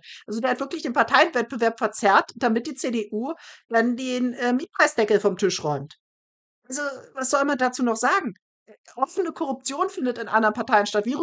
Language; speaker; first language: German; native; German